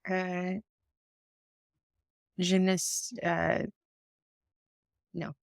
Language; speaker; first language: French; non-native, learner; English